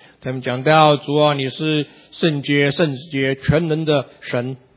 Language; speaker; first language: Chinese; native; Chinese